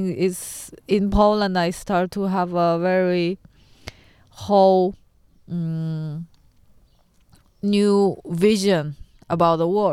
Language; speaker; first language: English; non-native, learner; Chinese